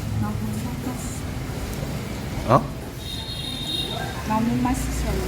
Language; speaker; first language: Korean; non-native, learner; Vietnamese